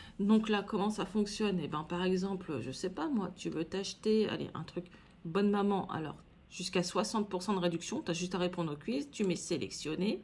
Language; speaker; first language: French; native; French